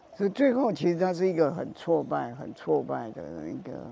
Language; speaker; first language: Chinese; native; Chinese